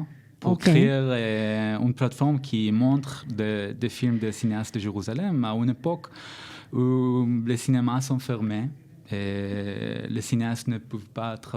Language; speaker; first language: French; non-native, learner; Hebrew